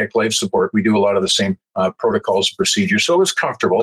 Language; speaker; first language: English; native; English